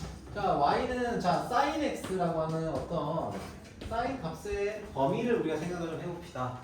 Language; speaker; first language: Korean; native; Korean